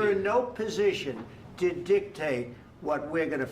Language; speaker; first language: English; native; English